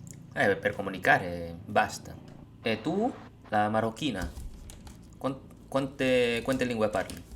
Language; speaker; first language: Italian; non-native, learner; Indonesian